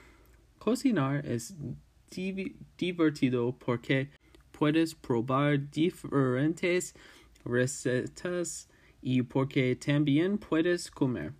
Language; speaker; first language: Spanish; non-native, learner; English